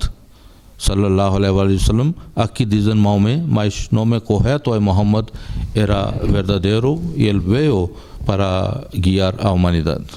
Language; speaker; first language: Portuguese; non-native, fluent; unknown